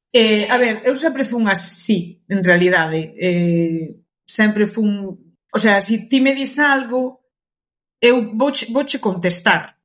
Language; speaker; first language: Galician; early bilingual, other home language; Kabuverdianu